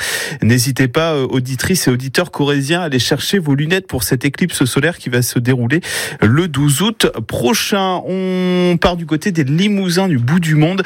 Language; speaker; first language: French; native; French